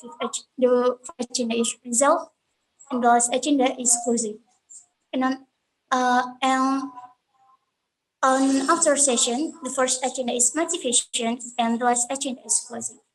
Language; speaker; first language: English; non-native, learner; Indonesian